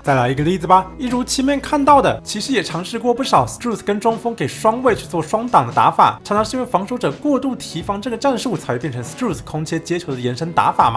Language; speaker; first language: Chinese; native; Chinese